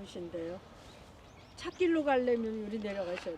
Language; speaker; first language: Korean; native; Korean